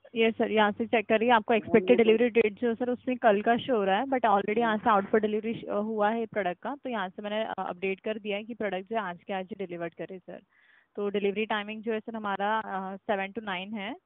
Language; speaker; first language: Hindi; non-native, local second language; Marathi